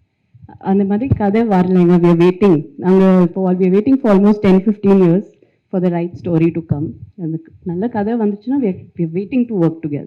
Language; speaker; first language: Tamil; non-native, fluent; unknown